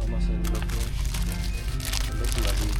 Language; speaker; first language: Indonesian; native; Indonesian